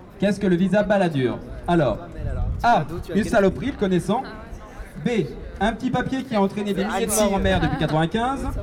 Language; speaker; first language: French; native; French